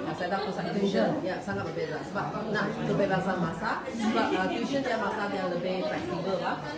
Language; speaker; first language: Malay; non-native, local second language; Chinese